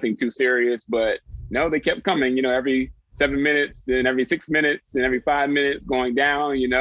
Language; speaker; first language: English; native; English